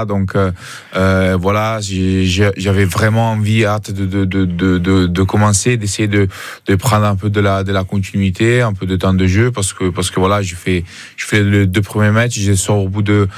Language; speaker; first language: French; non-native, fluent; Italian